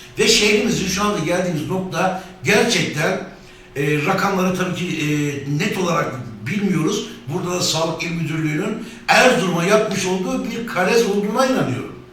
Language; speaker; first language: Turkish; native; Turkish